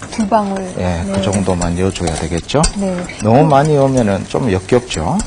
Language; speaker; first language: Korean; native; Korean